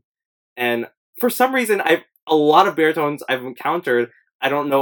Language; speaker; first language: English; native; English